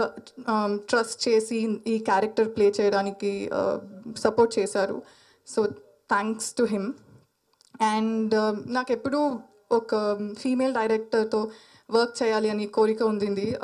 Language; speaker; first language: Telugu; non-native, learner; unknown